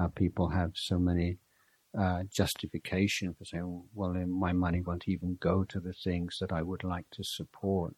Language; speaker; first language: English; native; English